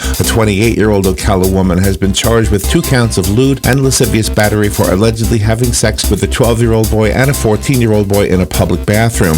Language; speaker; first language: English; native; English